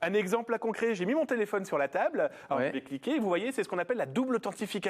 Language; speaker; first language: French; native; French